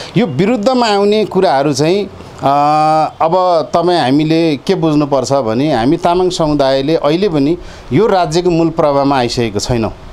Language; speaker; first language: Nepali; non-native, local second language; Eastern Tamang